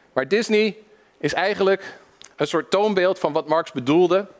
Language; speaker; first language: Dutch; early bilingual, other home language; English